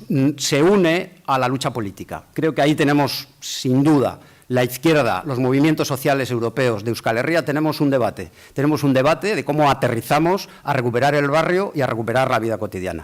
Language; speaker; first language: Spanish; native; Spanish